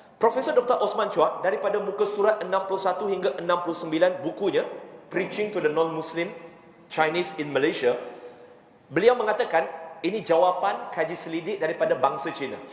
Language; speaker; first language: Malay; non-native, local second language; Chinese